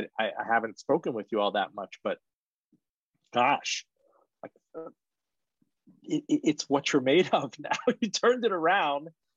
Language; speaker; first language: English; early bilingual, other home language; Persian